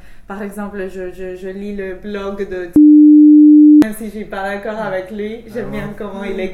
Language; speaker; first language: French; non-native, fluent; English